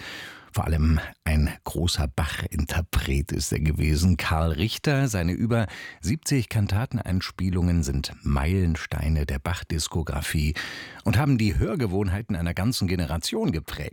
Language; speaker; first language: German; native; German